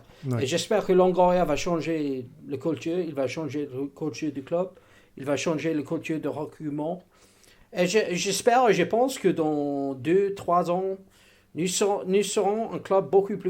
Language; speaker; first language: French; non-native, fluent; English